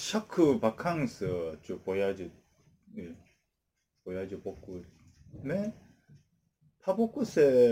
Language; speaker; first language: French; non-native, learner; Korean